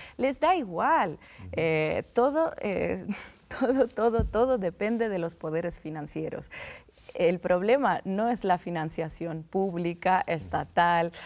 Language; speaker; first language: Spanish; non-native, fluent; Russian